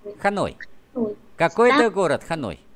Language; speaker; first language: Russian; non-native, fluent; Vietnamese